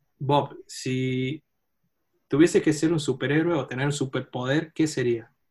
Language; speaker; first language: Spanish; native; Spanish